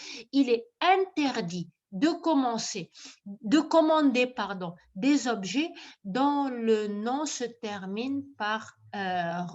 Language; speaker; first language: French; non-native, local second language; Arabic